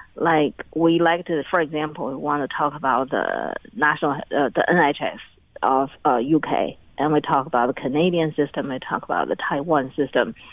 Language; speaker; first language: English; non-native, fluent; Chinese